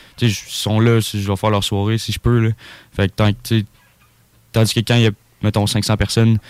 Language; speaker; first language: French; native; French